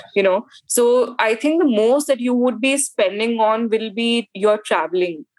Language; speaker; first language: English; non-native, local second language; Hindi